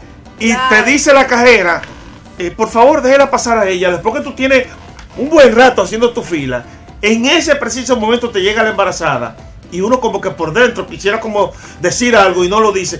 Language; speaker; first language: Spanish; native; Spanish